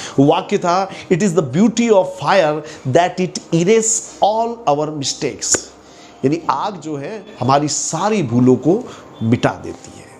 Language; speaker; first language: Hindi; native; Hindi